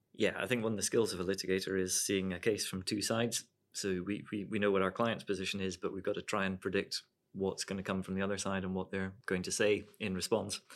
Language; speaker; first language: English; native; English